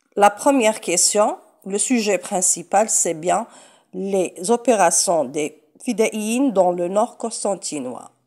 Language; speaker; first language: French; non-native, local second language; Arabic